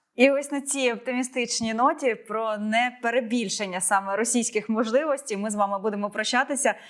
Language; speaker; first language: Ukrainian; native; Ukrainian